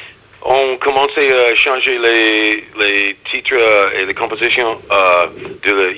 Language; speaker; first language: French; non-native, learner; English